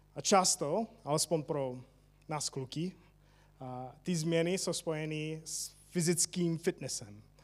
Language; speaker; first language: Czech; non-native, fluent; English